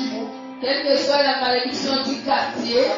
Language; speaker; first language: French; non-native, local second language; Lingala